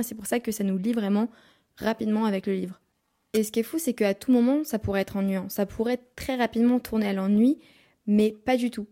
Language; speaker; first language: French; native; French